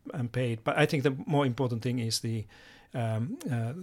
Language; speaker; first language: English; non-native, fluent; Finnish